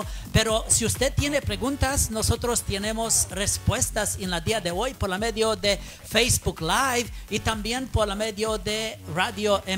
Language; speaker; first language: Spanish; non-native, learner; English